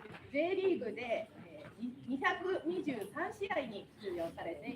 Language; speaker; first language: Japanese; native; Japanese